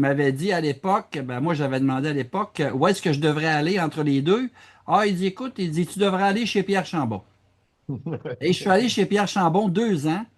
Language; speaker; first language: French; native; French